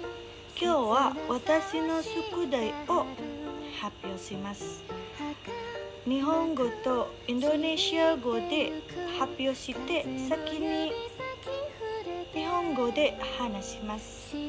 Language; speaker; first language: Japanese; non-native, learner; Indonesian